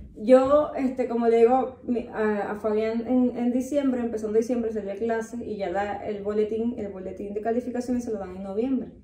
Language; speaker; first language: Spanish; native; Spanish